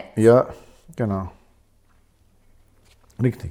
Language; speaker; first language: German; non-native, learner; Albanian